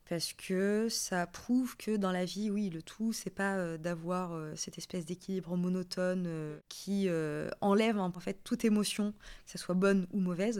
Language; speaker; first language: French; non-native, local second language; Arabic